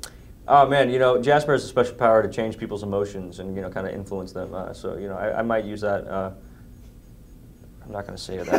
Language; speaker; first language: English; native; English